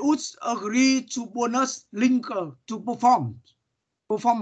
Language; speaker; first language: English; non-native, learner; Vietnamese